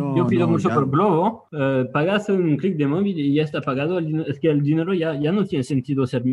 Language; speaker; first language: Spanish; non-native, fluent; French